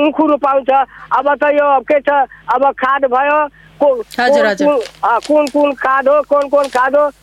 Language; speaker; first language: Nepali; non-native, local second language; Bhojpuri